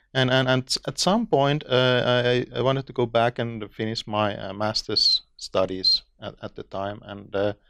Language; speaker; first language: English; non-native, fluent; Finnish